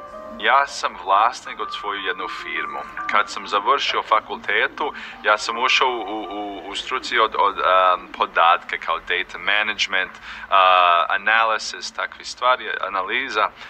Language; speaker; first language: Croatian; early bilingual, heritage; Croatian